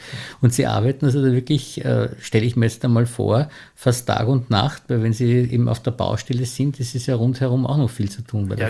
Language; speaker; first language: German; native; German